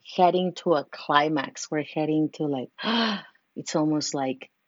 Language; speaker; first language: English; non-native, fluent; Spanish